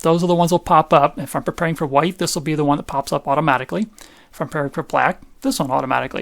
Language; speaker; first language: English; native; English